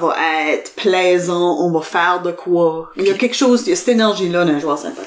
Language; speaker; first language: French; native; French